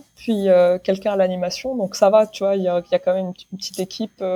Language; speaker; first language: French; non-native, local second language; Arabic